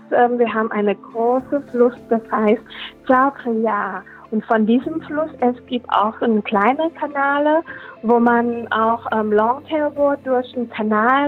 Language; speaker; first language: German; non-native, learner; Thai